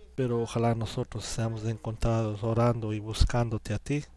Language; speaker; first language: Spanish; non-native, learner; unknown